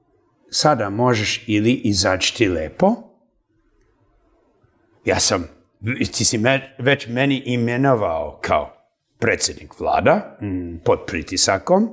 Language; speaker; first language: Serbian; early bilingual, heritage; Serbian